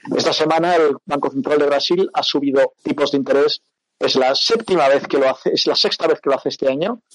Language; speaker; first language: Spanish; early bilingual, other home language; Portuguese